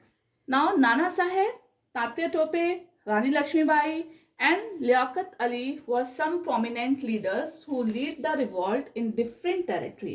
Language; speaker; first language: English; non-native, local second language; Hindi